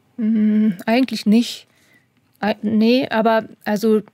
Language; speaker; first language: German; native; German